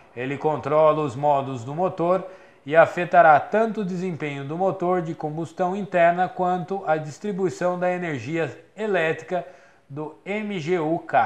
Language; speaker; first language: Portuguese; native; Portuguese